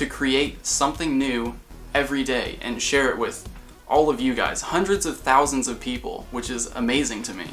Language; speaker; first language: English; native; English